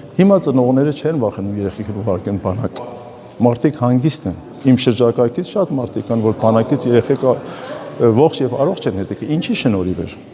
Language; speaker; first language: Armenian; early bilingual, heritage; Armenian